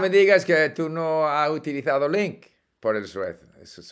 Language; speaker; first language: Spanish; non-native, fluent; English